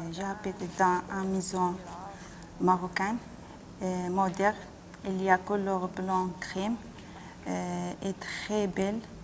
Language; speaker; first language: French; non-native, learner; Arabic